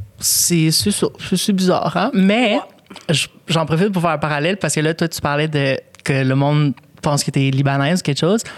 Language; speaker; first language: French; early bilingual, other home language; Spanish